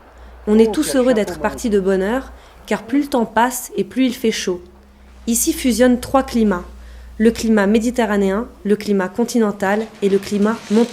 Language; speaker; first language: French; native; French